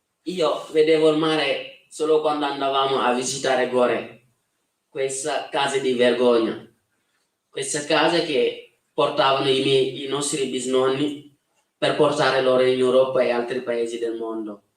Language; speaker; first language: Italian; non-native, fluent; Wolof